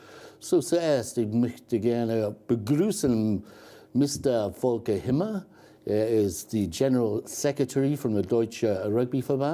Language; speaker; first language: German; non-native, fluent; English